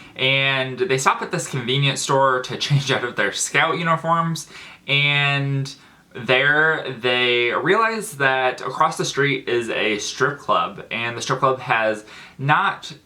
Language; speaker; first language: English; native; English